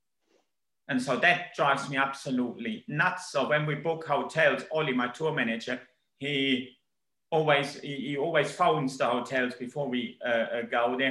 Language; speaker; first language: English; non-native, fluent; German